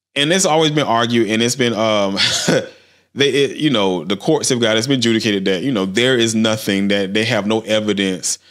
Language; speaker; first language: English; native; English